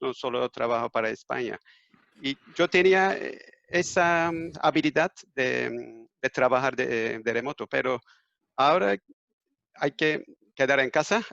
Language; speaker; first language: Spanish; non-native, fluent; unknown